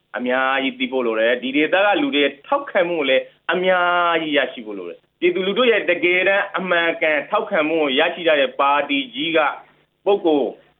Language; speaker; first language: Burmese; native; Burmese